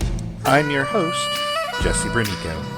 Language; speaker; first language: English; native; English